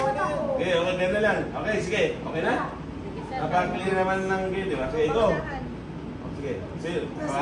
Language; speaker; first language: Filipino; native; Filipino